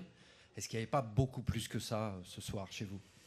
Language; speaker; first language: French; native; French